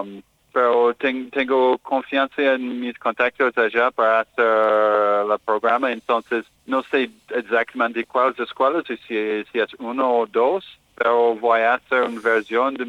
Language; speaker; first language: Spanish; non-native, learner; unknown